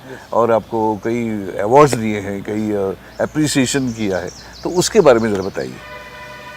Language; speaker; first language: Hindi; non-native, local second language; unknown